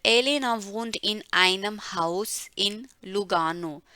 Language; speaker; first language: German; non-native, learner; Hindi